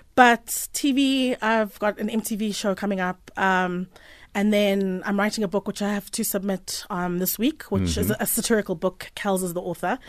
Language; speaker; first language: English; native; English